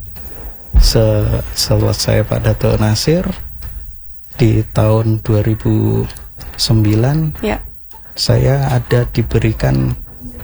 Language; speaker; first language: Indonesian; non-native, local second language; Javanese